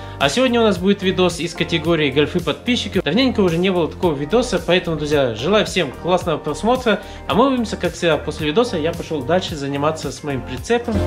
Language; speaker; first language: Russian; early bilingual, heritage; Russian